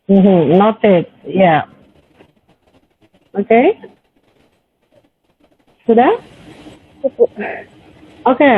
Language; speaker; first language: Indonesian; native; Indonesian